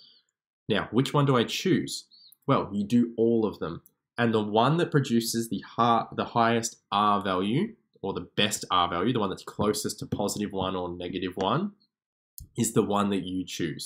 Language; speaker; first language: English; native; English